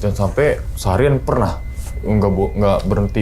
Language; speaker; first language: Indonesian; native; Indonesian